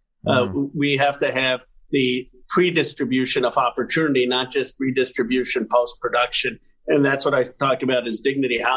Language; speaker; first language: English; native; English